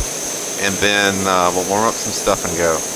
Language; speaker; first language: English; native; English